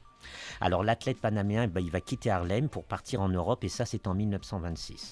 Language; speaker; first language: French; native; French